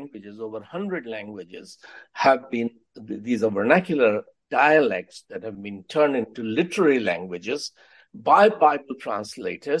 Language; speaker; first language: English; non-native, local second language; Hindi